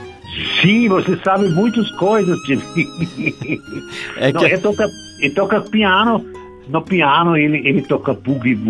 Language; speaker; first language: Portuguese; non-native, learner; German